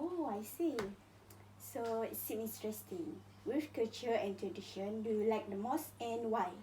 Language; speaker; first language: English; non-native, local second language; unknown